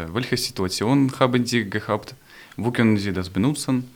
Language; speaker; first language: German; non-native, learner; Ukrainian